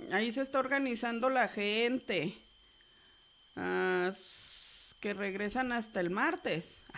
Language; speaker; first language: Spanish; native; Spanish